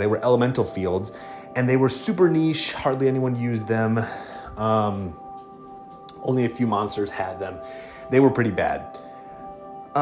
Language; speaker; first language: English; native; English